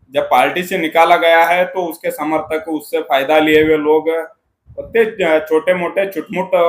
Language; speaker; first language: Hindi; non-native, local second language; Kannada